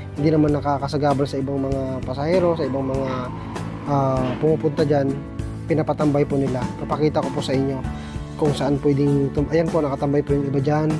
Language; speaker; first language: Filipino; non-native, local second language; Aklanon